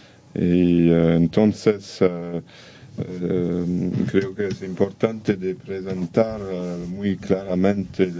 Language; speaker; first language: Spanish; non-native, learner; French